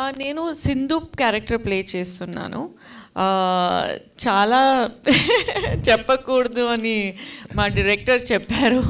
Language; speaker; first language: Telugu; non-native, learner; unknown